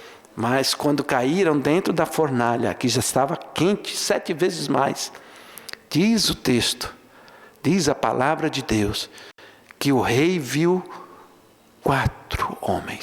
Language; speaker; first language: Portuguese; native; Portuguese